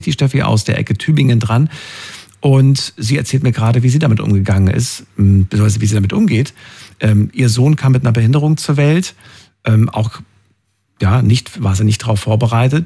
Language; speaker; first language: German; native; German